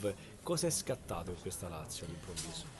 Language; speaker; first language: Italian; native; Italian